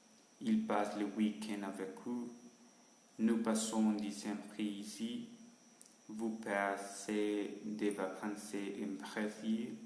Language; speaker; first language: French; non-native, learner; Spanish